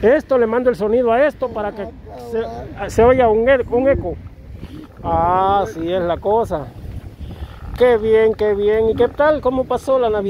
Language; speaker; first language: Spanish; native; Spanish